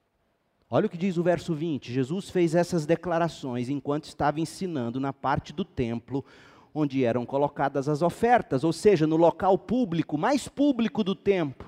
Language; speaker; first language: Portuguese; native; Portuguese